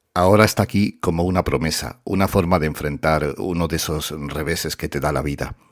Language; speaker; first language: Spanish; native; Spanish